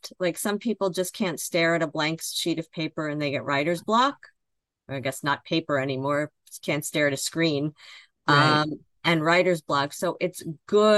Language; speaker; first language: English; native; English